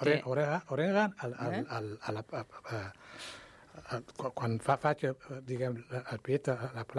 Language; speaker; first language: Catalan; non-native, learner; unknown